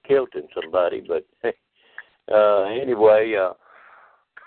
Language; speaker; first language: English; native; English